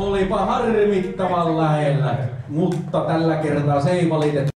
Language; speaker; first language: Finnish; native; Finnish